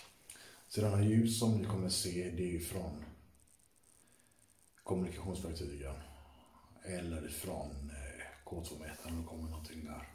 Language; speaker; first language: Swedish; native; Swedish